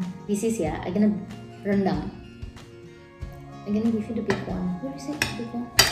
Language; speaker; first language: English; non-native, learner; Indonesian